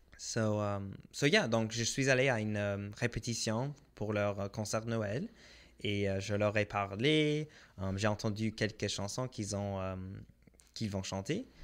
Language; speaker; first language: French; non-native, local second language; English